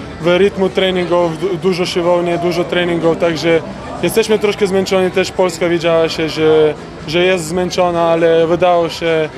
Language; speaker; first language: Polish; non-native, learner; Slovenian